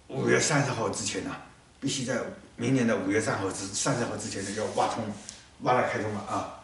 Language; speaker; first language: Chinese; native; Chinese